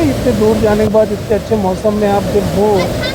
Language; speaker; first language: Hindi; non-native, local second language; Marathi